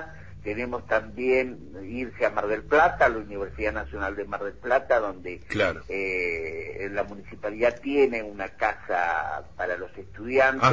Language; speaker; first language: Spanish; native; Spanish